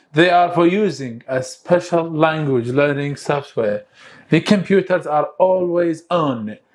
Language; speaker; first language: English; non-native, fluent; Arabic